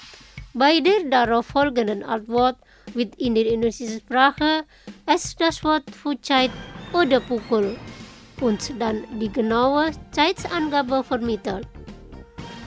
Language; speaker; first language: German; non-native, fluent; Indonesian